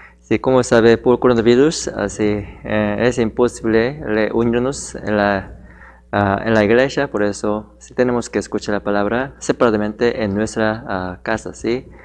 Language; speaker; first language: Spanish; non-native, learner; Korean